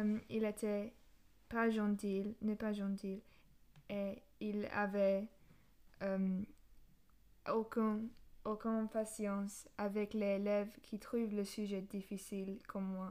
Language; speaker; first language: French; non-native, learner; English